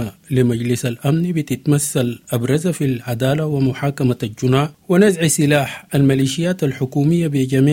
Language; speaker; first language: Arabic; native; Arabic